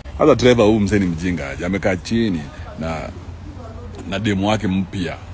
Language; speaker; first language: Swahili; native; Swahili